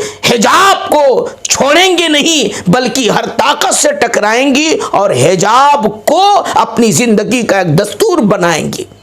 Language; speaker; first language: Urdu; native; Urdu